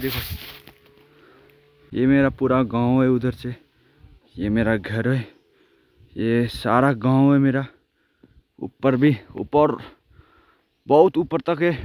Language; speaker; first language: Hindi; non-native, local second language; Nepali